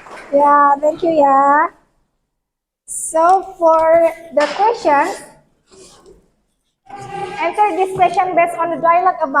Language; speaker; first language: English; non-native, fluent; Indonesian